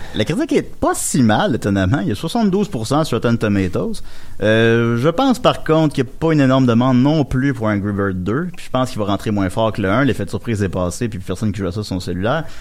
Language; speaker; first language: French; native; French